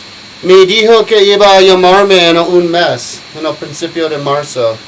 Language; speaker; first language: Spanish; non-native, learner; English